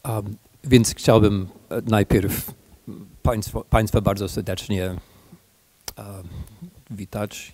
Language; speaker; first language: Polish; non-native, fluent; English